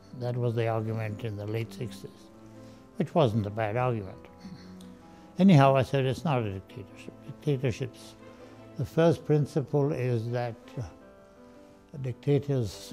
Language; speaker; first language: English; non-native, fluent; Italian